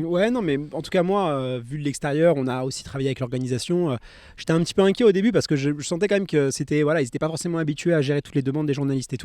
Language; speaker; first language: French; native; French